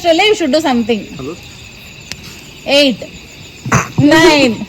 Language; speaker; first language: Kannada; native; Kannada